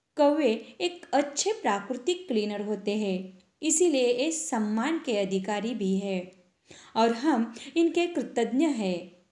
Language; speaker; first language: Hindi; non-native, local second language; Marathi